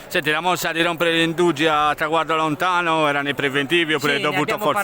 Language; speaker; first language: Italian; native; Italian